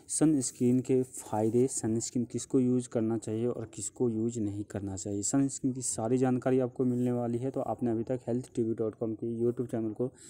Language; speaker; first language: Hindi; native; Hindi